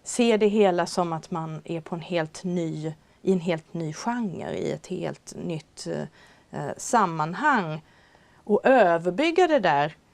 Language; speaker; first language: Swedish; native; Swedish